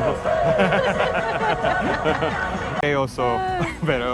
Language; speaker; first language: Spanish; non-native, fluent; English